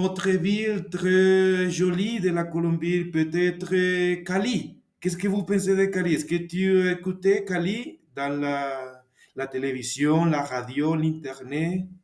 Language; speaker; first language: French; non-native, learner; Spanish